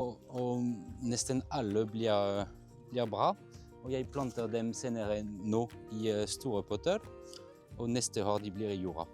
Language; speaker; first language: Norwegian; non-native, fluent; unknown